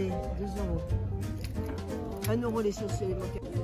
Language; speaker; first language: French; native; French